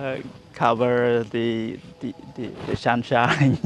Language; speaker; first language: English; non-native, learner; Khmer